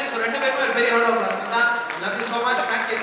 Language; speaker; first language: Tamil; native; Tamil